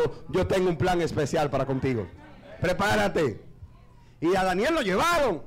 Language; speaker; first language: Spanish; native; Spanish